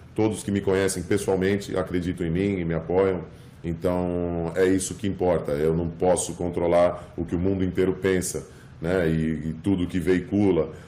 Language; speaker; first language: Portuguese; early bilingual, other home language; English